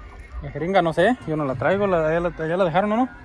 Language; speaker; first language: Spanish; native; Spanish